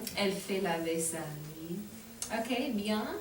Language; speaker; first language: French; non-native, fluent; English